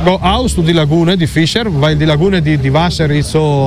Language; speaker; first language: German; non-native, learner; Italian